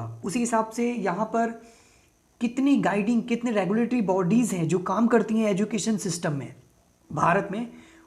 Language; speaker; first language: Hindi; native; Hindi